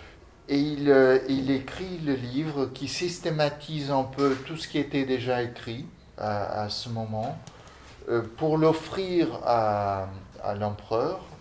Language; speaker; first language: French; non-native, fluent; Portuguese